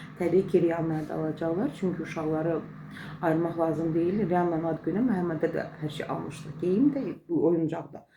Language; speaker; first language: Azerbaijani; native; Azerbaijani